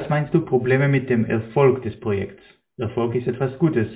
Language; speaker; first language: German; non-native, fluent; Hebrew